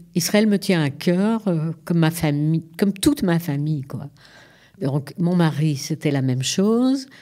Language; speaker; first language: French; native; French